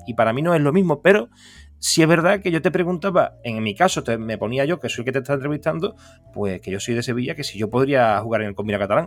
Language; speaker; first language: Spanish; native; Spanish